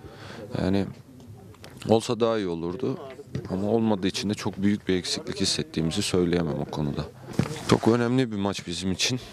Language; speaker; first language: Turkish; native; Turkish